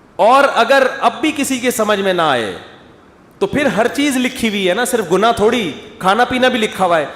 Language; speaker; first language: Urdu; native; Urdu